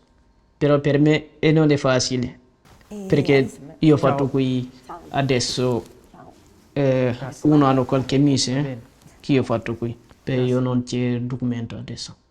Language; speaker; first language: Italian; non-native, learner; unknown